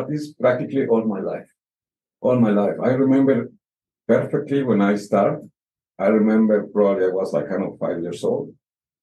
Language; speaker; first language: English; non-native, fluent; Spanish